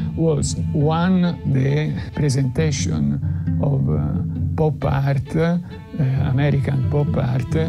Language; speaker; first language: English; non-native, fluent; Italian